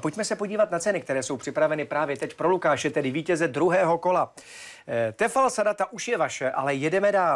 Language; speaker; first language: Czech; native; Czech